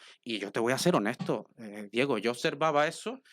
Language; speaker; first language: Spanish; native; Spanish